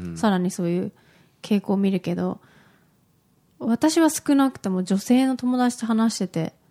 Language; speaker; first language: Japanese; native; Japanese